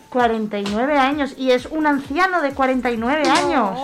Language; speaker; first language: Spanish; native; Spanish